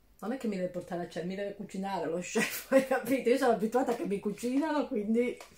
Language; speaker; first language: Italian; native; Italian